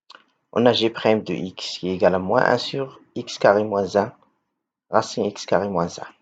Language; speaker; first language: French; non-native, local second language; Arabic